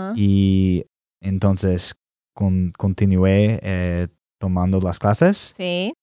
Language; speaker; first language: Spanish; non-native, learner; English